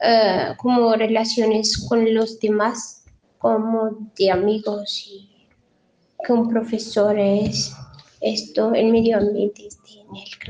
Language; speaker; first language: Spanish; non-native, fluent; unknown